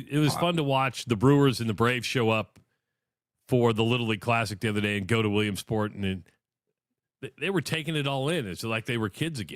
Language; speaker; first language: English; native; English